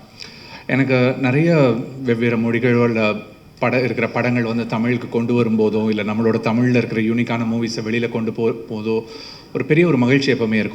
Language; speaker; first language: Tamil; native; Tamil